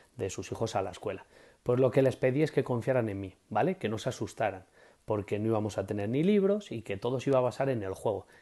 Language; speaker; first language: Spanish; native; Spanish